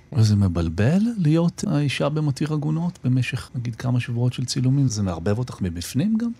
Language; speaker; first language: Hebrew; native; Hebrew